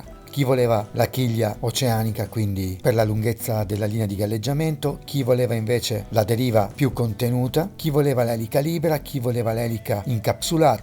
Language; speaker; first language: Italian; native; Italian